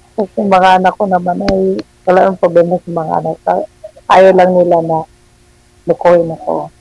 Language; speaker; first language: Filipino; non-native, local second language; Cebuano